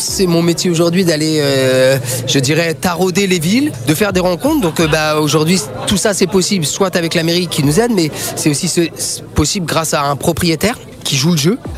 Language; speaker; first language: French; native; French